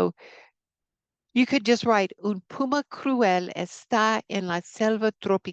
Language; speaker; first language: Spanish; non-native, fluent; English